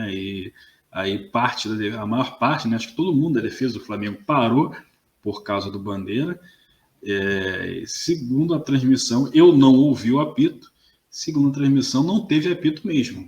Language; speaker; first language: Portuguese; native; Portuguese